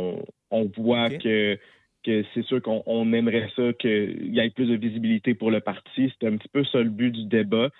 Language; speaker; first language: French; native; French